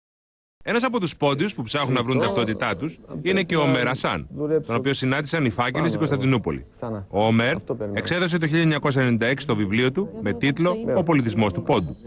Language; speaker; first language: Greek; native; Greek